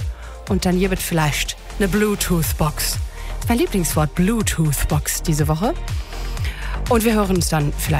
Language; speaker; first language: German; native; German